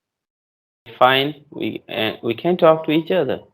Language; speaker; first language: English; non-native, learner; Bangla